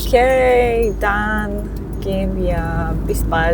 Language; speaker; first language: German; non-native, learner; Persian